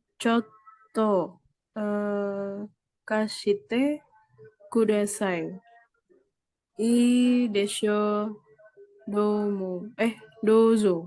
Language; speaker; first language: Japanese; non-native, learner; Indonesian